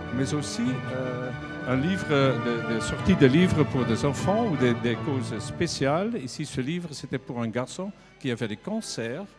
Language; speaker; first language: French; non-native, fluent; Dutch